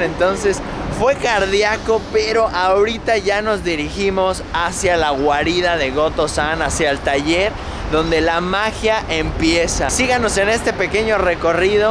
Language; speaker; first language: Spanish; native; Spanish